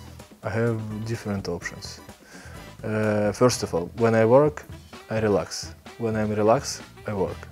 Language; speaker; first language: English; non-native, learner; Belarusian